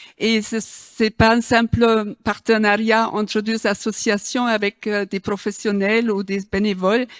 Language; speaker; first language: French; non-native, fluent; German